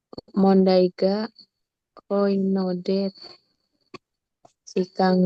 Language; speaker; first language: Japanese; non-native, learner; Indonesian